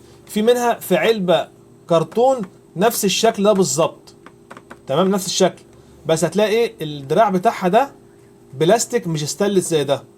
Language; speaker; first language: Arabic; native; Arabic